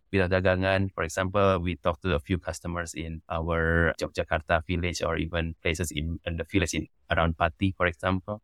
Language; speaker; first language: English; non-native, fluent; Indonesian